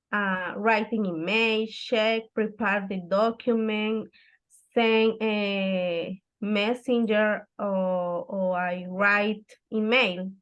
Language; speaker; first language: English; non-native, learner; Spanish